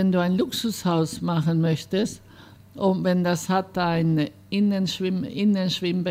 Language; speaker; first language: German; non-native, fluent; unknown